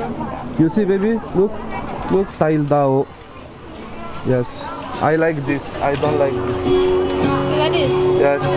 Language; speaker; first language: English; non-native, learner; French